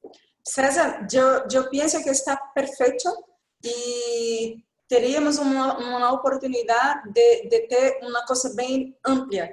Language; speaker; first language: Spanish; non-native, fluent; Portuguese